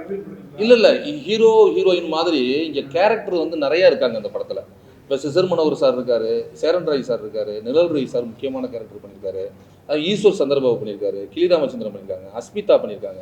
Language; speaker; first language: Tamil; native; Tamil